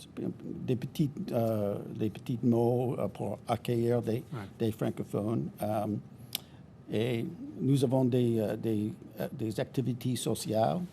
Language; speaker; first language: French; non-native, fluent; English